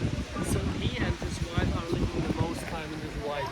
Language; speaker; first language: English; non-native, learner; German